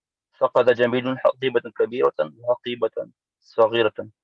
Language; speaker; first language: Arabic; non-native, learner; English